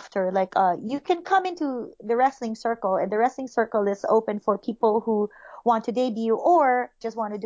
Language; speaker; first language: English; non-native, local second language; Filipino